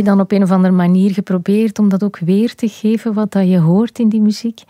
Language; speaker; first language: Dutch; native; Dutch